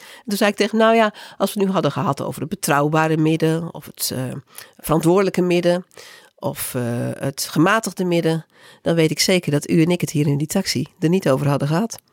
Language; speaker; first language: Dutch; native; Dutch